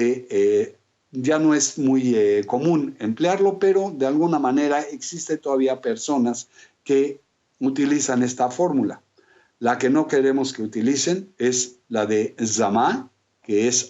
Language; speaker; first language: Spanish; native; Spanish